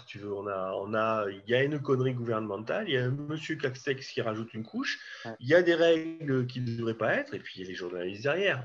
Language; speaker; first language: French; native; French